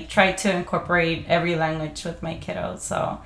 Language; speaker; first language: English; non-native, fluent; Spanish